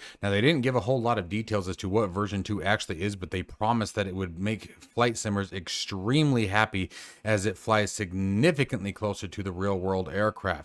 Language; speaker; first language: English; native; English